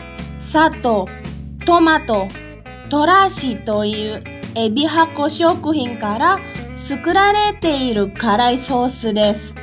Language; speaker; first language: Japanese; non-native, fluent; Indonesian